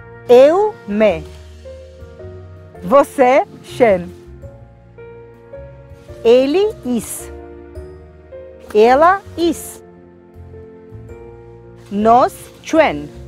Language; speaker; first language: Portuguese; non-native, fluent; Georgian